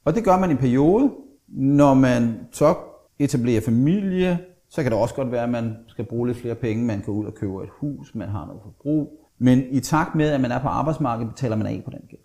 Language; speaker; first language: Danish; native; Danish